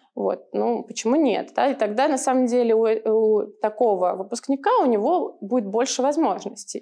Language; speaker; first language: Russian; native; Russian